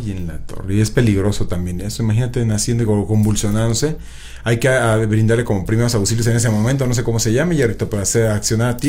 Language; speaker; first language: Spanish; native; Spanish